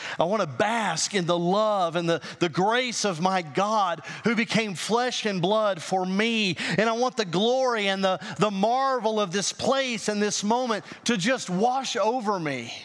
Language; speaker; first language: English; native; English